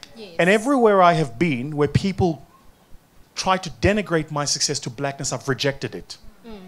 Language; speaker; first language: English; non-native, local second language; Zulu